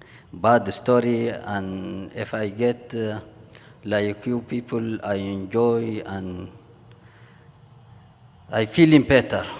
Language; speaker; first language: English; non-native, learner; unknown